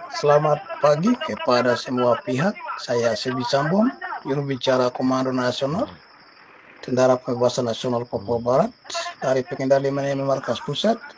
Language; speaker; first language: Indonesian; non-native, local second language; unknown